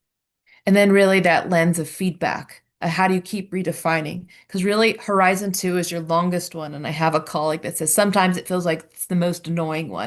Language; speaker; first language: English; native; English